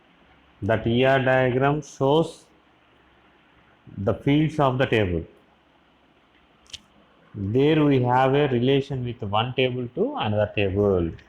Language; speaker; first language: English; non-native, local second language; Telugu